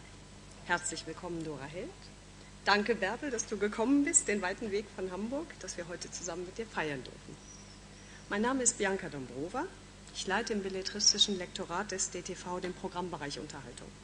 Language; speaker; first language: German; native; German